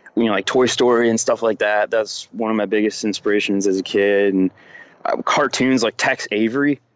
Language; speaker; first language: English; native; English